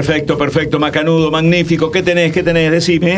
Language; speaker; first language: Spanish; native; Spanish